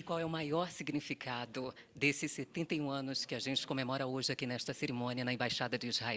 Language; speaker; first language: Portuguese; native; Portuguese